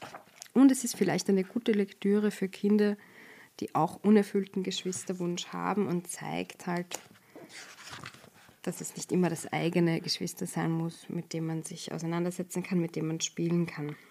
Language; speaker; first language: German; native; German